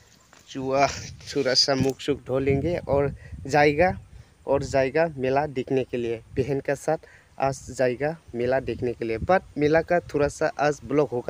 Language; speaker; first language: Hindi; non-native, local second language; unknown